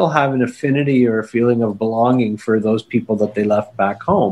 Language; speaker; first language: English; native; English